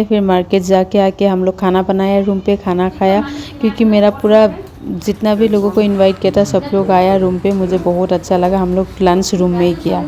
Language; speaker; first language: Hindi; non-native, local second language; Assamese